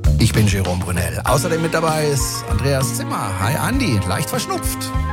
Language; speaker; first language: German; non-native, fluent; French